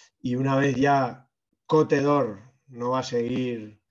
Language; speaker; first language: Spanish; native; Spanish